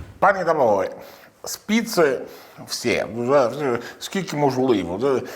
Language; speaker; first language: Ukrainian; non-native, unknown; Italian